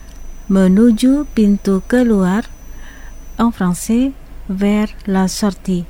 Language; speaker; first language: French; non-native, fluent; Indonesian